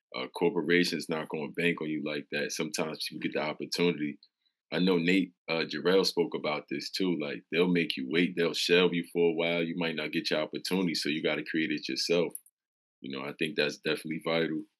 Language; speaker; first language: English; native; English